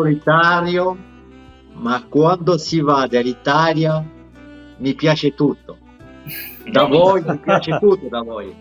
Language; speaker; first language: Italian; non-native, fluent; French